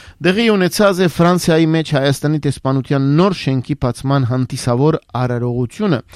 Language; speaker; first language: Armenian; early bilingual, heritage; Armenian